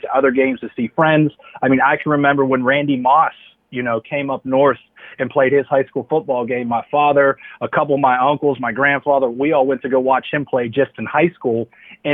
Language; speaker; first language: English; native; English